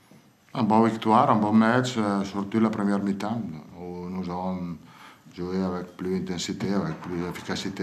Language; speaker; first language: French; non-native, fluent; Italian